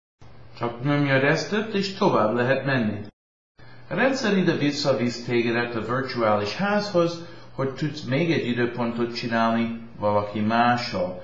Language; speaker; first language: Hungarian; early bilingual, heritage; Hungarian